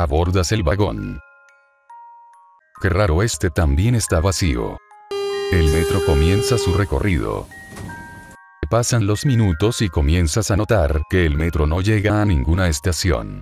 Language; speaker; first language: Spanish; native; Spanish